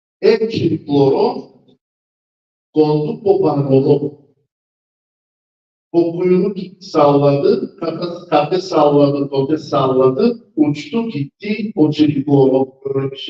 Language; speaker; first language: Turkish; non-native, fluent; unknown